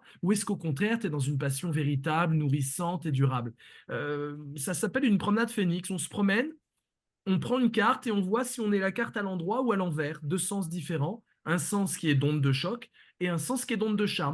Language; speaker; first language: French; native; French